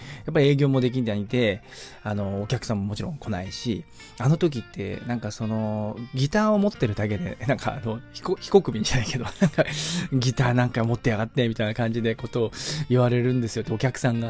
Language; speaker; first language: Japanese; native; Japanese